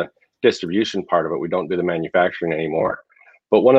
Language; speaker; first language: English; native; English